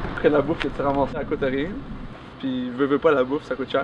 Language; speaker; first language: French; native; French